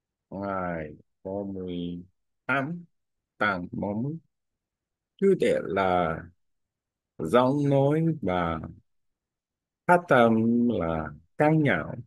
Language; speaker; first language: Vietnamese; non-native, learner; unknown